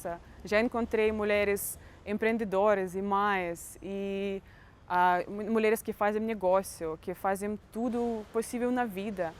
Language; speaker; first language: Portuguese; non-native, fluent; Russian